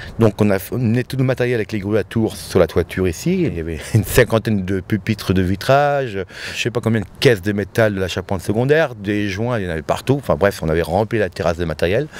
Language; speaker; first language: French; native; French